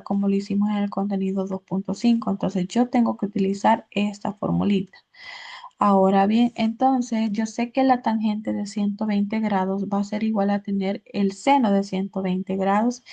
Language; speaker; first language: Spanish; native; Spanish